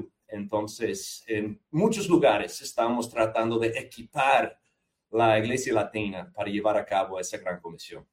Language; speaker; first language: Spanish; non-native, fluent; English